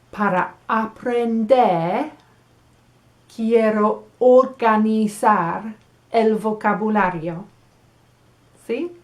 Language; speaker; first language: Spanish; non-native, fluent; English